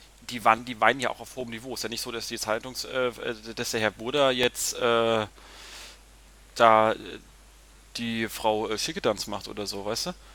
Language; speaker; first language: German; native; German